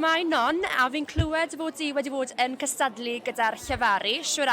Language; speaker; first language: Welsh; native; Welsh